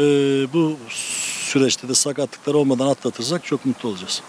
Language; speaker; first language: Turkish; native; Turkish